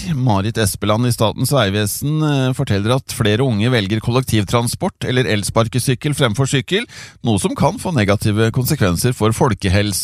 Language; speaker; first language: Norwegian; native; Norwegian